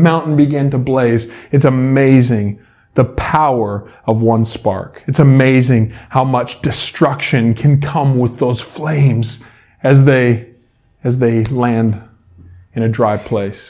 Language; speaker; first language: English; native; English